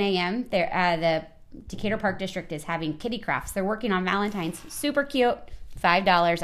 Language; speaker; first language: English; native; English